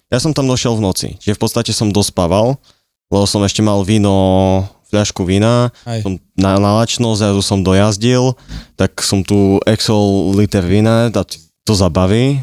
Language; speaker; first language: Slovak; native; Slovak